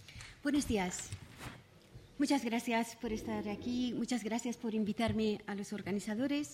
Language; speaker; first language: Spanish; non-native, fluent; Persian